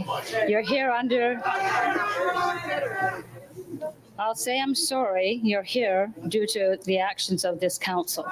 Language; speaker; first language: English; native; English